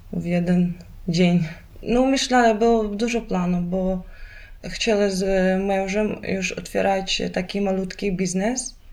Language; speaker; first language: Polish; non-native, learner; Ukrainian